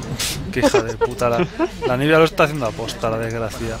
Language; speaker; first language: Spanish; native; Spanish